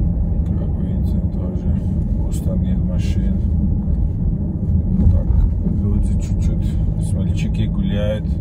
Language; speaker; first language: Russian; non-native, fluent; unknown